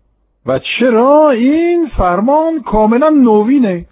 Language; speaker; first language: Persian; non-native, fluent; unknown